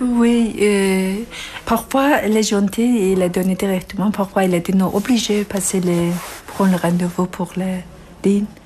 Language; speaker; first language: French; non-native, learner; Turkish